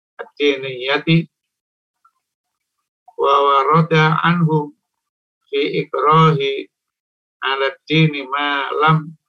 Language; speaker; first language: Arabic; non-native, learner; Indonesian